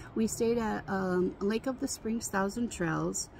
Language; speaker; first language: English; native; English